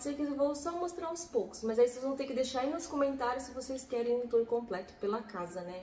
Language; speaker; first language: Portuguese; native; Portuguese